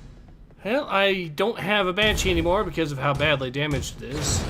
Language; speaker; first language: English; native; English